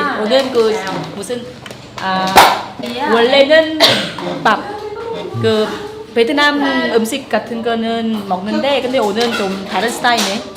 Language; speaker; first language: Korean; non-native, fluent; Vietnamese